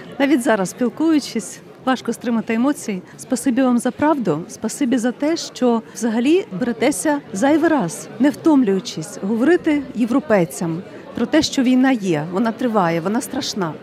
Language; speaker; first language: Ukrainian; native; Ukrainian